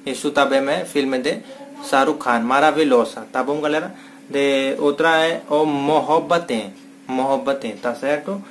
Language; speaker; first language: Portuguese; non-native, learner; Hindi